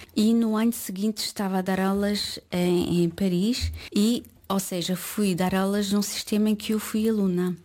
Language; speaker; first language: Portuguese; early bilingual, heritage; Portuguese